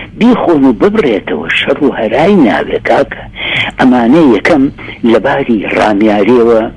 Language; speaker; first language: Central Kurdish; native; Central Kurdish